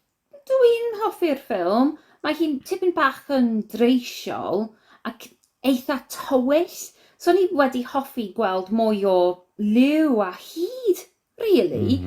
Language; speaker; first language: Welsh; non-native, learner; English